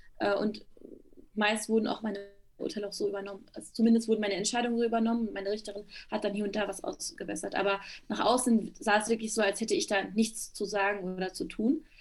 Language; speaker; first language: German; early bilingual, other home language; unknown